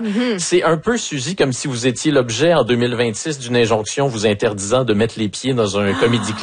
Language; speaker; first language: French; native; French